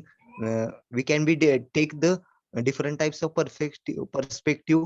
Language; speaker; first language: English; non-native, learner; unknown